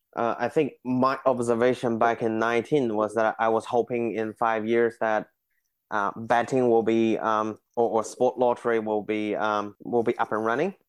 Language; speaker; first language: English; non-native, fluent; Chinese